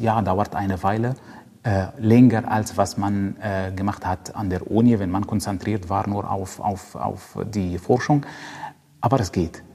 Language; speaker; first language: German; non-native, fluent; Arabic